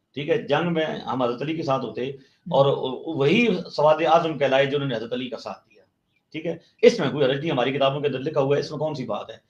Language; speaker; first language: Urdu; non-native, local second language; Punjabi